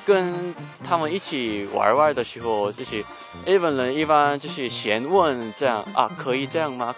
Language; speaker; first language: Chinese; non-native, fluent; Korean